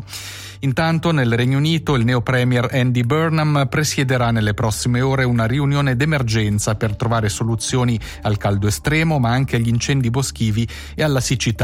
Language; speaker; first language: Italian; native; Italian